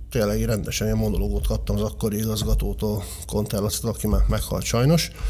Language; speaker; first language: Hungarian; native; Hungarian